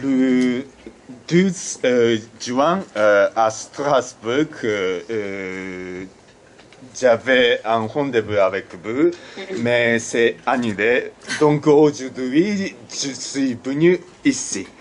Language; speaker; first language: French; non-native, learner; Japanese